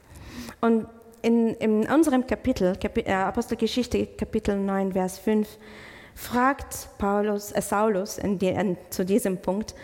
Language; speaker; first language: German; non-native, fluent; English